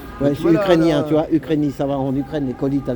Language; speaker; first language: French; native; French